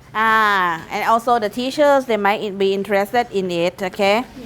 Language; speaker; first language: English; non-native, fluent; Thai